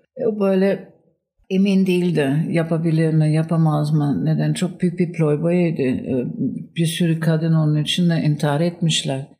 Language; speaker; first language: Turkish; non-native, fluent; German